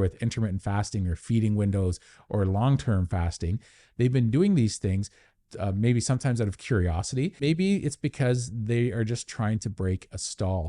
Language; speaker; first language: English; native; English